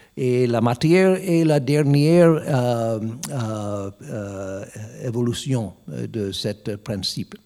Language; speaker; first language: French; non-native, learner; English